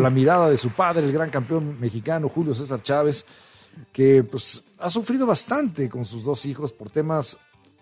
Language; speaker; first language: Spanish; native; Spanish